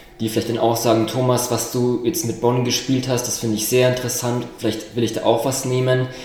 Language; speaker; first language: German; native; German